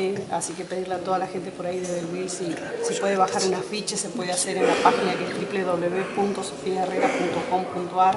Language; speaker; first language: Spanish; native; Spanish